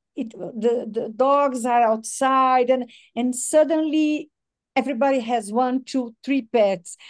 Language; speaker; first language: English; non-native, learner; Portuguese